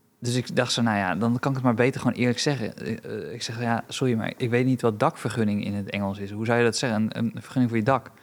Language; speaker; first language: Dutch; early bilingual, other home language; Romanian